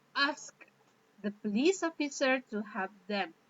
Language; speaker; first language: English; non-native, local second language; Malay